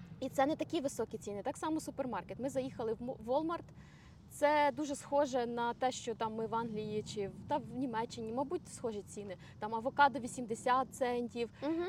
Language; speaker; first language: Ukrainian; native; Ukrainian